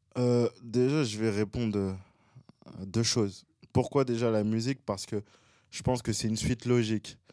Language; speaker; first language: French; early bilingual, other home language; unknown